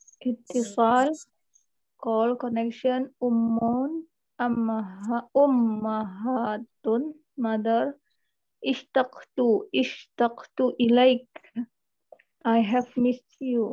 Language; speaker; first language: English; non-native, learner; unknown